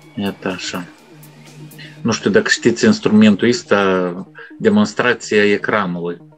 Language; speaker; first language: Romanian; native; Romanian